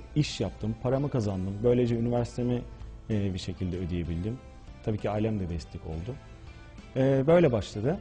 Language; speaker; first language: Turkish; early bilingual, heritage; Turkish